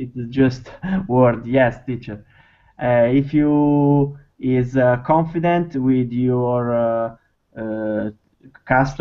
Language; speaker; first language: English; non-native, learner; Italian